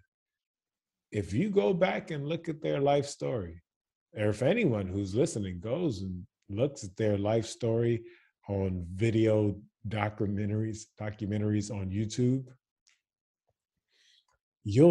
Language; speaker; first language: English; native; English